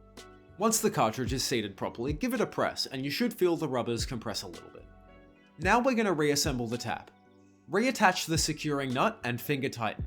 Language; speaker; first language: English; native; English